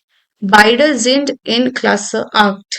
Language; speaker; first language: German; non-native, fluent; Hindi